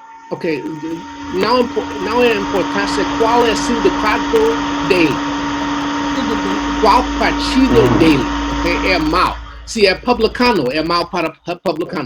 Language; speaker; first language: Portuguese; non-native, learner; English